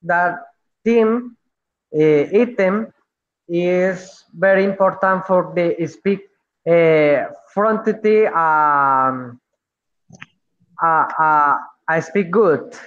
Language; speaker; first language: English; non-native, learner; Spanish